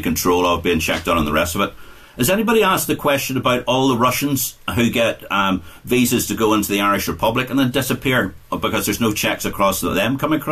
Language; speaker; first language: English; native; English